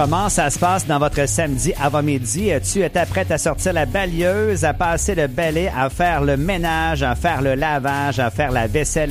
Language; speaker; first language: French; native; French